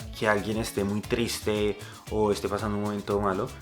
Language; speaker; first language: Spanish; native; Spanish